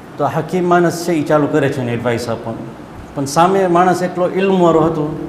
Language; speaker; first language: Gujarati; early bilingual, heritage; Gujarati